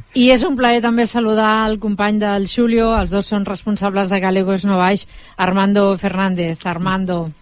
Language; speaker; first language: Catalan; native; Catalan